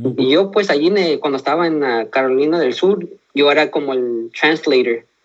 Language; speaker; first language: Spanish; early bilingual, heritage; Spanish